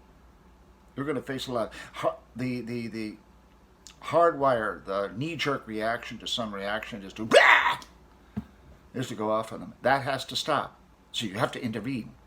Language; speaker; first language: English; native; English